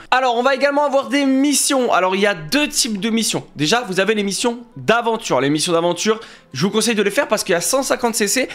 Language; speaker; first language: French; native; French